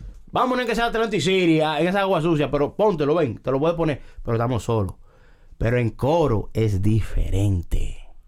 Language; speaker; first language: Spanish; early bilingual, heritage; Spanish